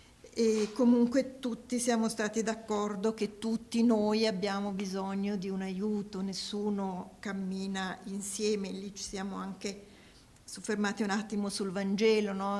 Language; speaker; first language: Italian; native; Italian